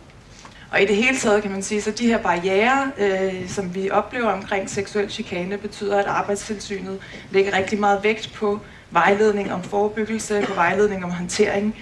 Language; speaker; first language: Danish; native; Danish